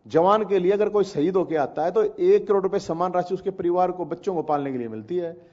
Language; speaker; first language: Hindi; native; Hindi